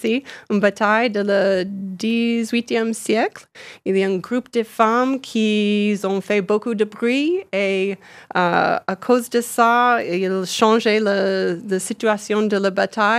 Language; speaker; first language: French; non-native, learner; English